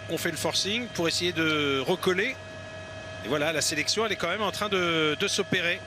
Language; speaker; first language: French; native; French